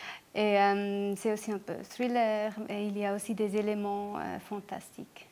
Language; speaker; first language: French; non-native, local second language; German